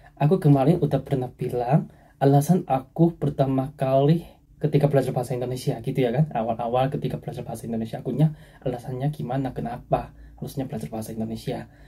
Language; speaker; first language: Indonesian; non-native, fluent; Korean